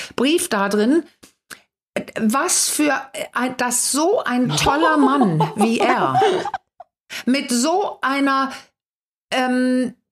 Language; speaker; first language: German; non-native, fluent; Danish